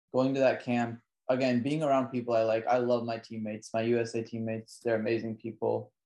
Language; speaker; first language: English; native; English